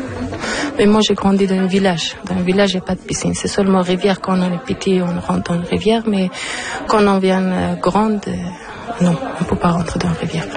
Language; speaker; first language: French; non-native, learner; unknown